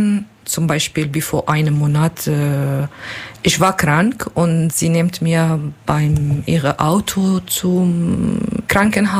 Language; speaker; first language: German; non-native, learner; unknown